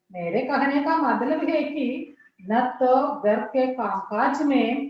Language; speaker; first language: Hindi; non-native, local second language; Malayalam